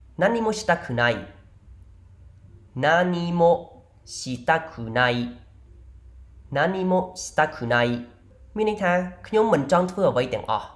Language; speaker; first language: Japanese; non-native, fluent; Khmer